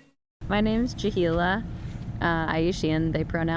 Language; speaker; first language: English; native; English